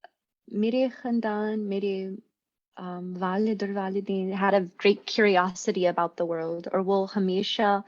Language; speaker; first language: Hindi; non-native, fluent; English